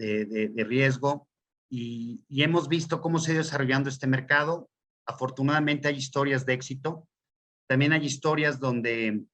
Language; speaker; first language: Spanish; native; Spanish